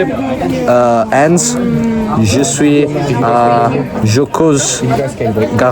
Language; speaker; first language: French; non-native, learner; Italian